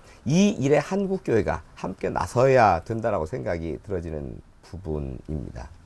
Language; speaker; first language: Korean; native; Korean